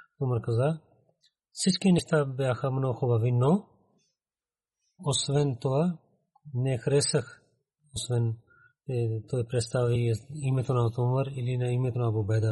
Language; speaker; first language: Bulgarian; non-native, fluent; Urdu